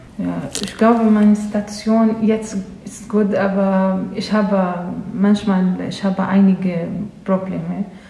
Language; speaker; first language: German; non-native, learner; Arabic